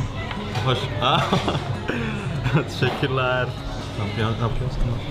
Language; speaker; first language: Turkish; non-native, learner; Indonesian